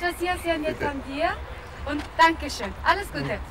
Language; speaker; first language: German; non-native, learner; Mongolian